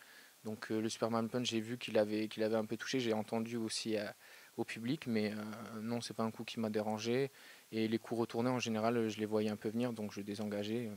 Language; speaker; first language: French; native; French